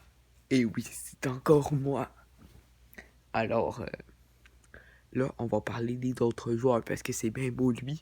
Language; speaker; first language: French; native; French